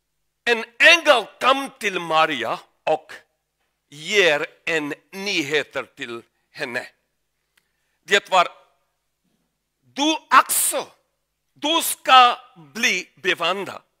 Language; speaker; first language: Swedish; non-native, learner; Urdu